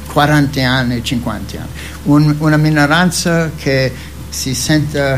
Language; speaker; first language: Italian; non-native, fluent; English